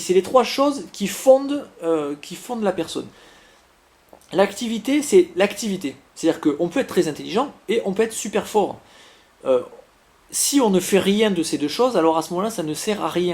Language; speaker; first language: French; native; French